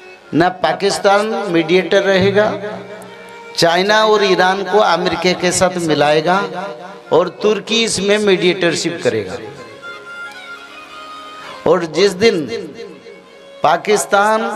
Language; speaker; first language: Hindi; non-native, local second language; Odia